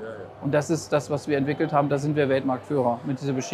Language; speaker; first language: German; native; German